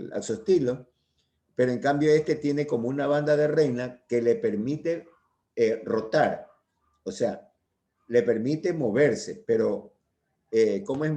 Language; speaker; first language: Spanish; native; Spanish